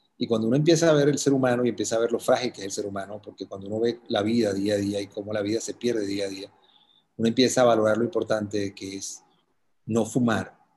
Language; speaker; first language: Spanish; native; Spanish